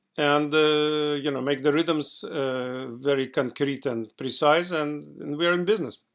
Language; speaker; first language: English; non-native, fluent; Russian